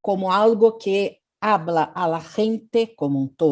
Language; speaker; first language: Spanish; non-native, learner; Portuguese